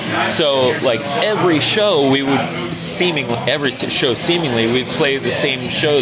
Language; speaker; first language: English; native; English